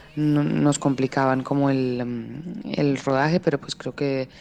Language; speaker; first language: Spanish; native; Spanish